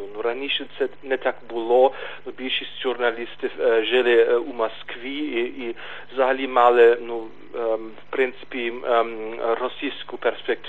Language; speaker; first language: Ukrainian; non-native, fluent; German